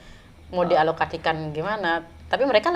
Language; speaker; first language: Indonesian; native; Indonesian